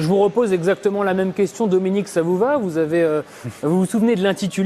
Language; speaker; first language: French; native; French